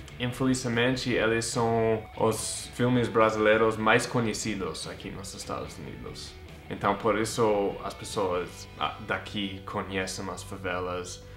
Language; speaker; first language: Portuguese; non-native, fluent; English